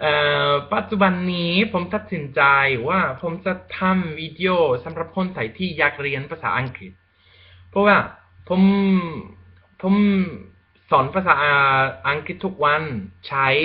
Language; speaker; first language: Thai; non-native, learner; Spanish